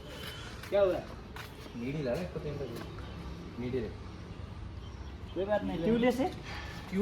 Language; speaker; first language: Hindi; non-native, local second language; Telugu